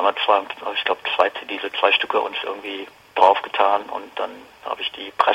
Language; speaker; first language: German; native; German